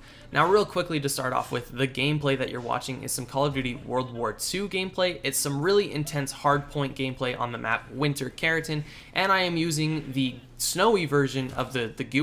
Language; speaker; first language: English; native; English